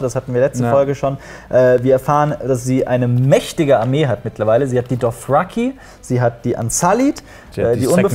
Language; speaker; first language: German; native; German